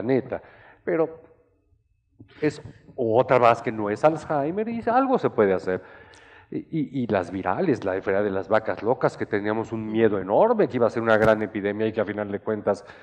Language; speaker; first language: Spanish; native; Spanish